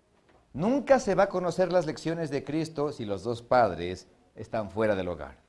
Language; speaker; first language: Spanish; native; Spanish